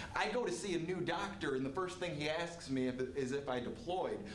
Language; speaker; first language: English; native; English